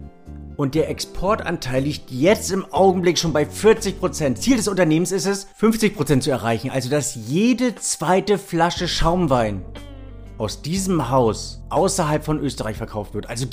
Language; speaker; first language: German; native; German